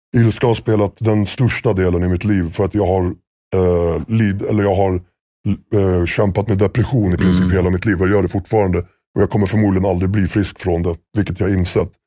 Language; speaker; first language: Swedish; native; Swedish